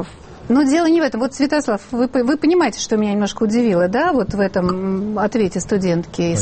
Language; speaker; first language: Russian; native; Russian